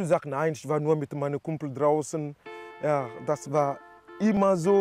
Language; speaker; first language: German; non-native, learner; French